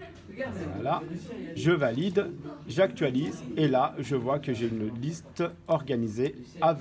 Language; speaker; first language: French; native; French